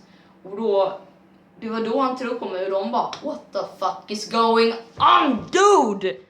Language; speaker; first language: Swedish; native; Swedish